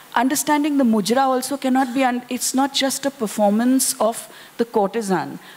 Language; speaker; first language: English; non-native, local second language; Hindi